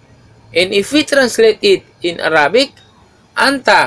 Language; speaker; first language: English; non-native, local second language; Maguindanaon